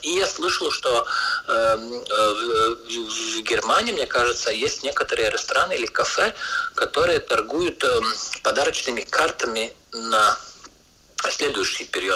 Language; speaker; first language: Russian; non-native, local second language; Latvian